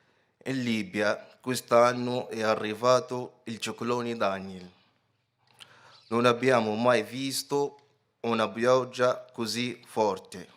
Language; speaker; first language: Italian; non-native, fluent; Arabic